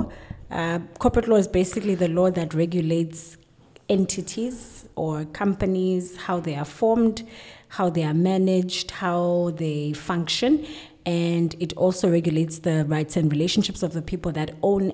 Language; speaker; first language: English; non-native, local second language; Xhosa